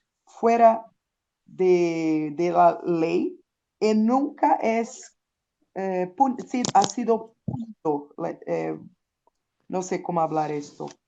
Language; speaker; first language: Spanish; non-native, learner; Portuguese